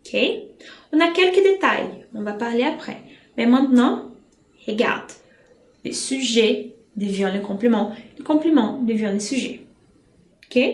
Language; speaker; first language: French; non-native, fluent; Portuguese